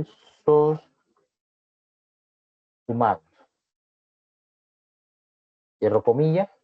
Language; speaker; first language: Spanish; native; Spanish